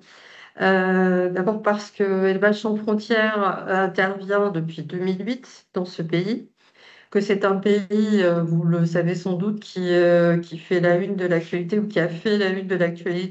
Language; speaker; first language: French; native; French